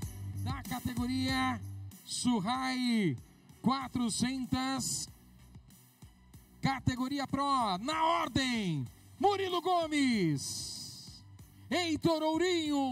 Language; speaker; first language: Portuguese; native; Portuguese